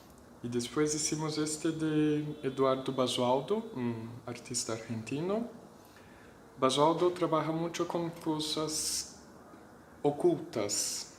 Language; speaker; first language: Spanish; non-native, fluent; Portuguese